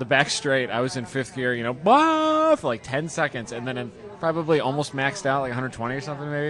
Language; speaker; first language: English; native; English